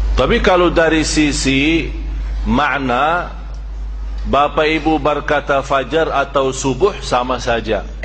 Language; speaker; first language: Malay; non-native, fluent; Arabic